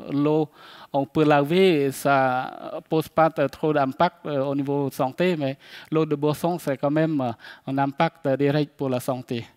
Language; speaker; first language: French; non-native, fluent; Khmer